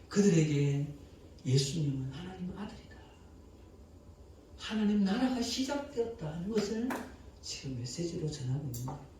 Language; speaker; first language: Korean; native; Korean